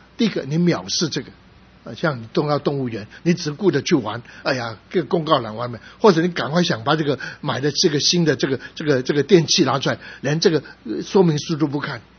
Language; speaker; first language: Chinese; non-native, local second language; Cantonese